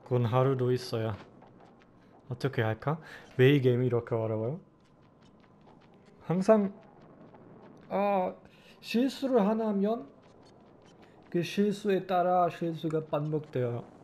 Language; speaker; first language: Korean; non-native, fluent; German